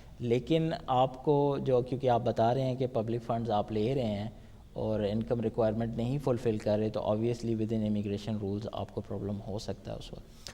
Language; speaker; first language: Urdu; native; Urdu